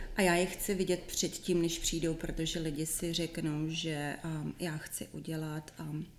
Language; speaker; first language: Czech; native; Czech